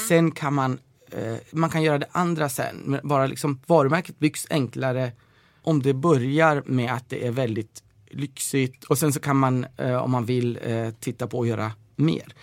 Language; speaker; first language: Swedish; early bilingual, other home language; Persian